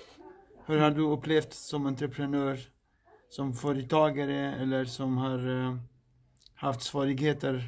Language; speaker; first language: Swedish; non-native, fluent; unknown